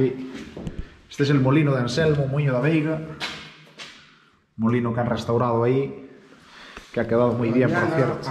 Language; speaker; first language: Spanish; native; Spanish